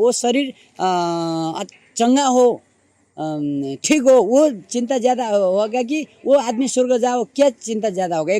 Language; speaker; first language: Hindi; non-native, learner; Nepali